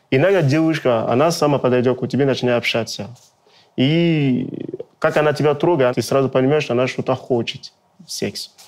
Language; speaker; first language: Russian; non-native, fluent; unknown